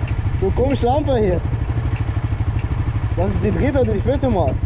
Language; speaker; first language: German; non-native, learner; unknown